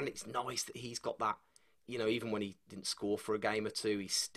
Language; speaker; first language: English; native; English